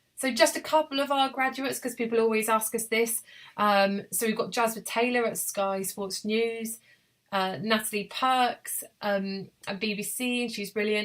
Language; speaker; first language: English; native; English